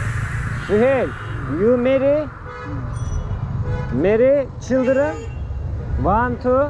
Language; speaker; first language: English; non-native, learner; Turkish